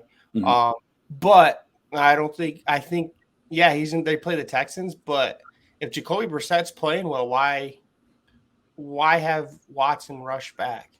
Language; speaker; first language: English; native; English